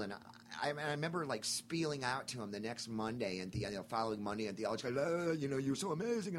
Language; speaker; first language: English; native; English